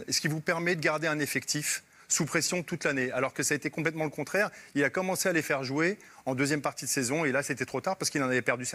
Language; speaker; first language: French; native; French